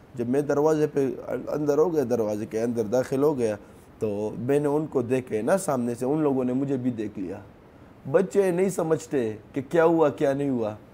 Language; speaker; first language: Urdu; non-native, local second language; Pashto